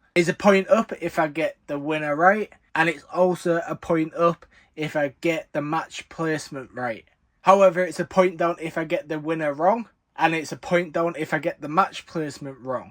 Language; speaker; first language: English; native; English